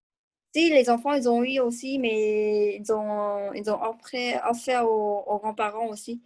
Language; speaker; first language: French; non-native, learner; Vietnamese